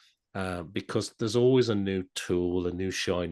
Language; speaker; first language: English; native; English